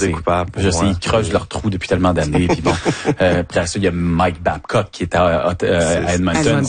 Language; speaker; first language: French; native; French